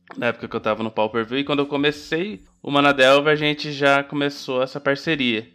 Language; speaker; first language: Portuguese; native; Portuguese